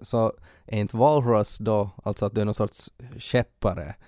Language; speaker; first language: Swedish; native; Swedish